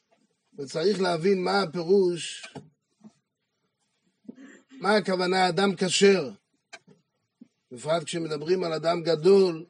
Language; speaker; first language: Hebrew; non-native, fluent; French